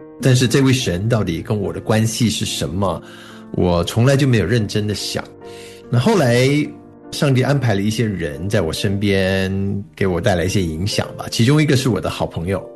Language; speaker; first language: Chinese; native; Chinese